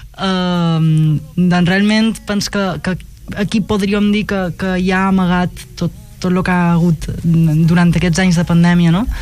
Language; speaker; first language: Catalan; native; Catalan